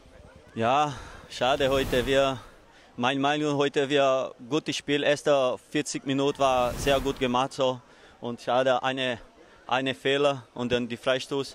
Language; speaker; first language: German; non-native, learner; Portuguese